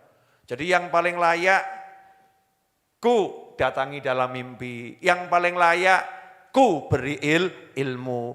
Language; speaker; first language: Indonesian; native; Indonesian